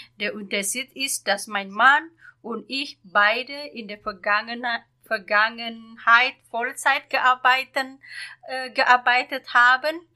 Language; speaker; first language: German; non-native, learner; Indonesian